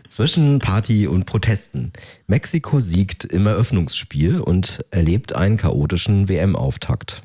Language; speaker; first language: German; native; German